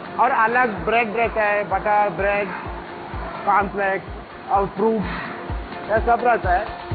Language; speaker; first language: Hindi; non-native, local second language; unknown